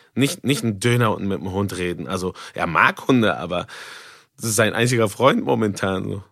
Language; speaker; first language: German; non-native, fluent; Spanish